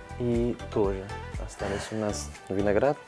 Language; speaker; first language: Russian; non-native, learner; Arabic